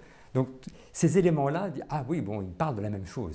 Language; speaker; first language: French; native; French